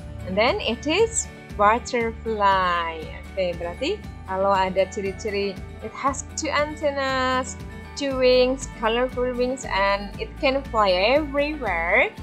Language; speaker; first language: English; non-native, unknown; Indonesian